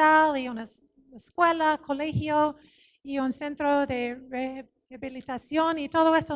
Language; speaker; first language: Spanish; non-native, fluent; English